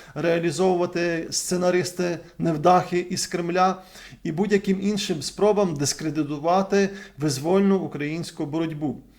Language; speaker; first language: Ukrainian; native; Ukrainian